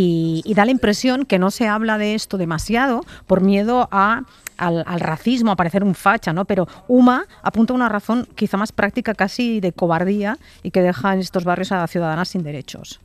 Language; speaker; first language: Spanish; native; Spanish